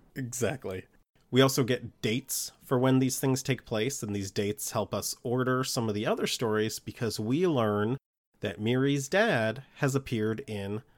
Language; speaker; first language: English; early bilingual, other home language; Italian